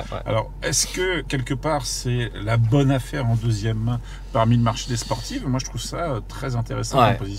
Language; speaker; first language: French; native; French